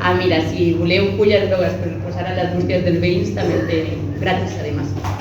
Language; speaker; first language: Catalan; non-native, local second language; Spanish